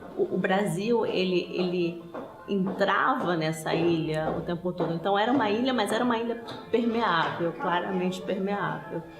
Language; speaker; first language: Portuguese; early bilingual, other home language; Spanish